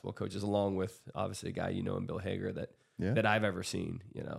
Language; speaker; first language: English; native; English